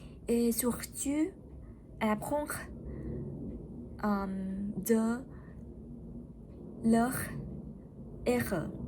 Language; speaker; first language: French; non-native, learner; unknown